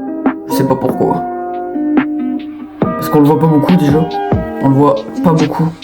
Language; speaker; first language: French; native; French